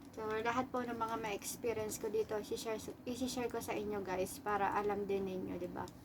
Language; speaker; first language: Filipino; native; Filipino